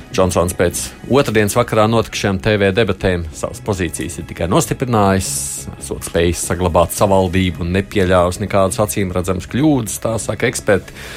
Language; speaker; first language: Latvian; native; Latvian